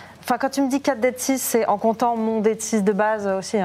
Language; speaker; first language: French; native; French